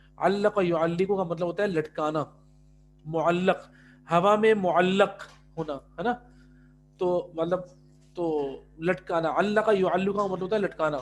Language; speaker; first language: Urdu; native; Urdu